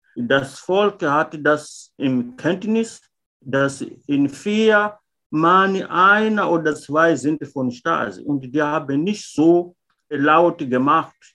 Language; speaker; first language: German; non-native, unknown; Portuguese